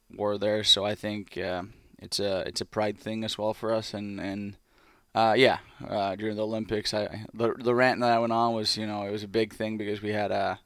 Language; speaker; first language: English; non-native, fluent; Finnish